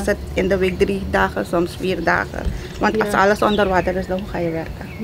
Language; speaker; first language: Dutch; non-native, local second language; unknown